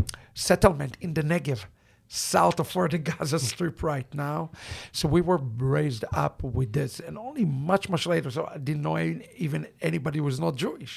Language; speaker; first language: English; non-native, fluent; Hebrew